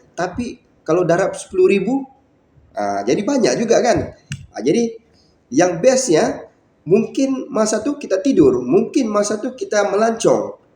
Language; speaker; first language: Malay; native; Malay